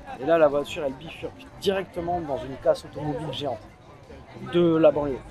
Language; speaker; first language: French; native; French